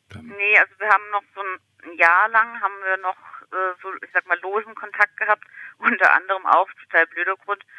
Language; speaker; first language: German; native; German